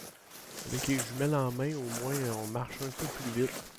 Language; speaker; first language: French; native; French